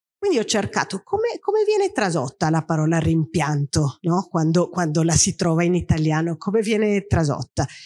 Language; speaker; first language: Italian; non-native, fluent; Spanish